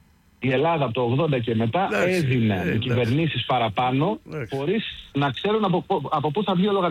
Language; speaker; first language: Greek; native; Greek